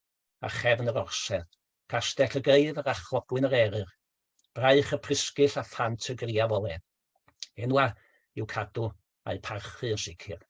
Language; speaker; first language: Welsh; native; Welsh